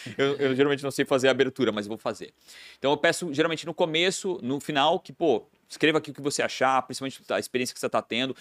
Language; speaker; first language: Portuguese; native; Portuguese